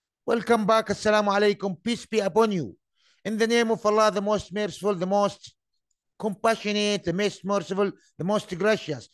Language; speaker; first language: English; non-native, fluent; Arabic